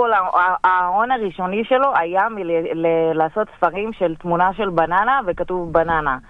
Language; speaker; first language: Hebrew; native; Hebrew